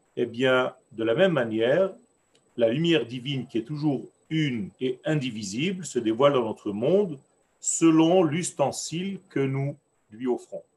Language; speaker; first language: French; non-native, fluent; Hebrew